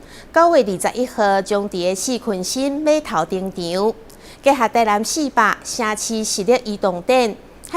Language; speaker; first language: Chinese; native; Chinese